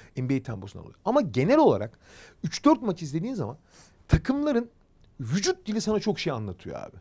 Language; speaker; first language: Turkish; native; Turkish